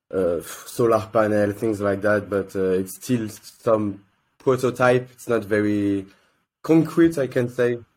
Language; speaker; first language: English; non-native, learner; French